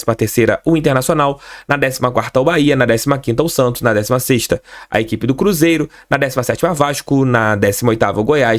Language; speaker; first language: Portuguese; native; Portuguese